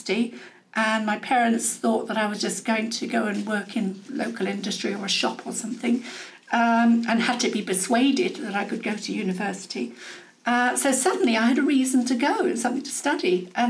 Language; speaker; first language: English; native; English